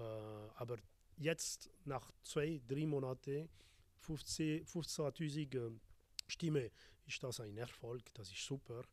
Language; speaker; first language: German; non-native, local second language; French